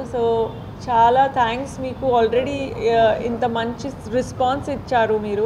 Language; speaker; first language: Telugu; non-native, fluent; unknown